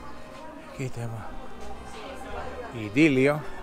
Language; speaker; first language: Spanish; native; Spanish